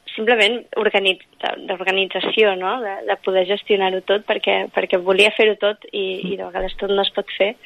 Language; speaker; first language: Catalan; non-native, local second language; English